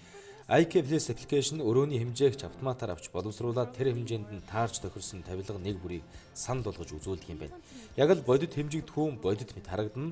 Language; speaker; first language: Mongolian; native; Mongolian